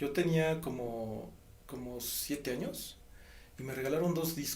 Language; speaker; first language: Spanish; native; Spanish